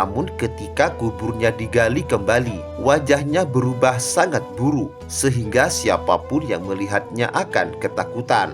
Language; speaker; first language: Indonesian; native; Indonesian